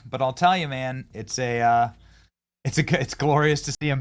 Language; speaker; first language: English; native; English